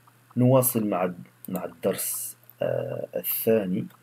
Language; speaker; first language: Arabic; non-native, fluent; French